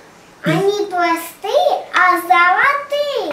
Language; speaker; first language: Russian; native; Russian